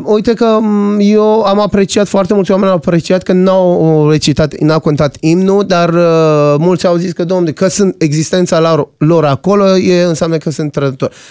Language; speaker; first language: Romanian; non-native, fluent; Persian